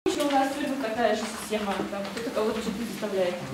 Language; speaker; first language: Russian; native; Russian